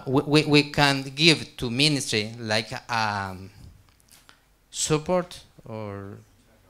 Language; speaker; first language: English; non-native, learner; Spanish